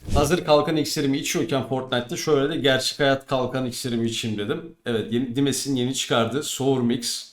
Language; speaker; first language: Turkish; native; Turkish